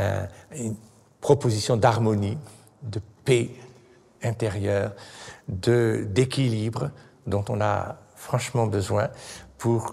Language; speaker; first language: French; native; French